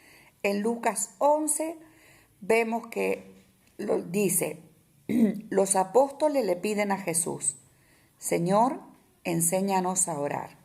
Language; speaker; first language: Spanish; native; Spanish